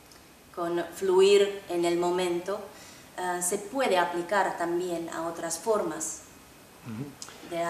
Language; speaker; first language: Spanish; non-native, fluent; Finnish